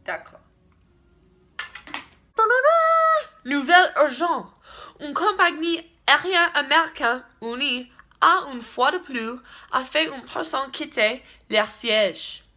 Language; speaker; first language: French; non-native, learner; English